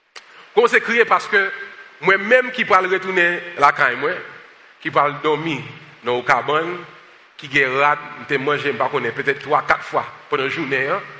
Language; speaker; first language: French; non-native, local second language; Haitian Creole